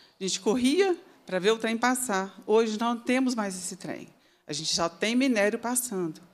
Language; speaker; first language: Portuguese; native; Portuguese